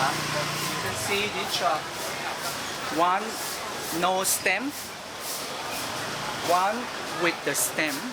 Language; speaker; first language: English; non-native, learner; Thai